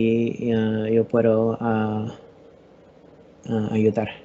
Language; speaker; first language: Spanish; non-native, learner; English